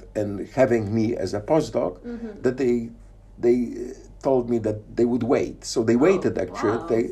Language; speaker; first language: English; non-native, fluent; Polish